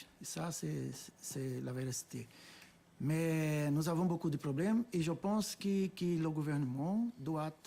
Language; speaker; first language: French; non-native, fluent; Portuguese